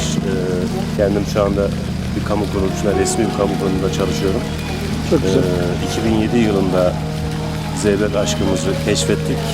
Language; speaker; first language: Turkish; native; Turkish